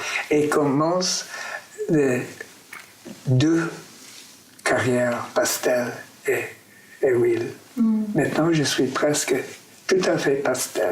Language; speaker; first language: French; non-native, fluent; English